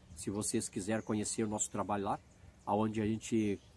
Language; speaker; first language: Portuguese; native; Portuguese